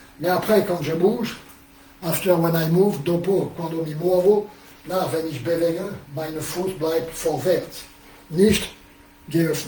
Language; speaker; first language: German; non-native, learner; French